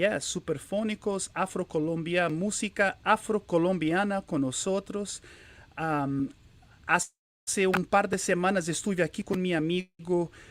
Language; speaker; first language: Spanish; non-native, fluent; Portuguese